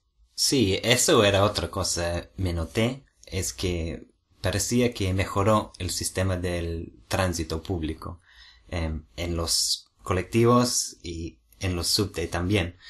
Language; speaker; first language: Spanish; non-native, fluent; English